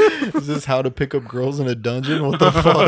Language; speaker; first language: English; native; English